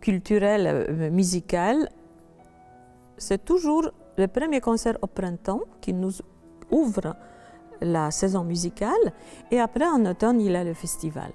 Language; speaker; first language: French; non-native, fluent; Polish